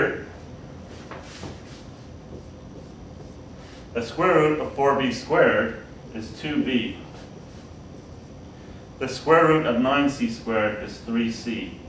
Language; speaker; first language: English; native; English